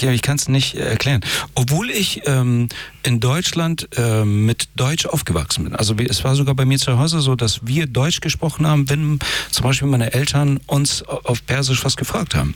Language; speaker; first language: German; early bilingual, other home language; Persian